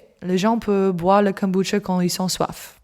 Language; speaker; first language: French; non-native, learner; English